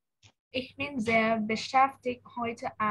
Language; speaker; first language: German; non-native, learner; Vietnamese